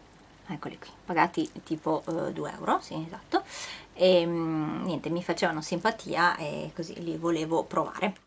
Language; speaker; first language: Italian; native; Italian